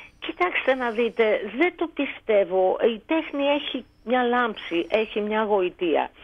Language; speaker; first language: Greek; native; Greek